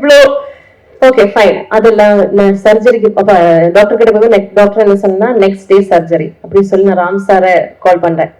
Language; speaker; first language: Tamil; non-native, learner; Malayalam